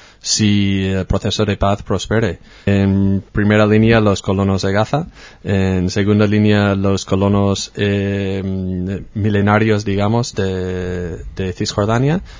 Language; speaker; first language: Spanish; non-native, fluent; English